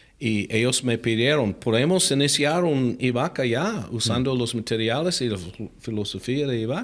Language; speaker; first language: Spanish; non-native, fluent; English